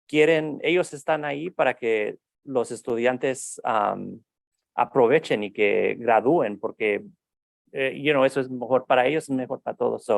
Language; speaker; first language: Spanish; early bilingual, heritage; Spanish